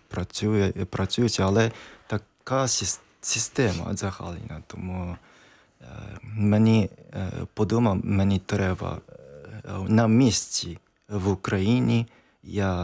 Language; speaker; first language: Ukrainian; non-native, learner; Japanese